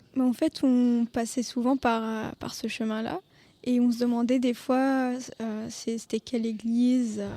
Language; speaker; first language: French; non-native, local second language; Arabic